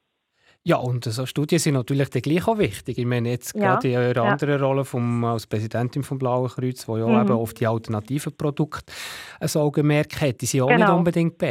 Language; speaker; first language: German; native; German